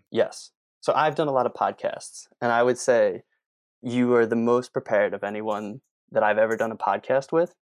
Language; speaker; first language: English; native; English